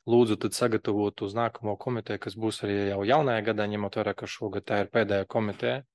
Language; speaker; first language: Latvian; non-native, local second language; Russian